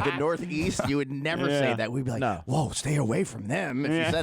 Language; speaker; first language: English; native; English